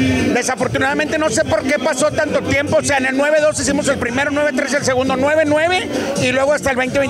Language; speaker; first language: Spanish; native; Spanish